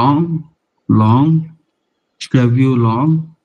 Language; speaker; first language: French; non-native, learner; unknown